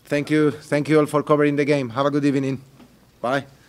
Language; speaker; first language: English; non-native, fluent; Spanish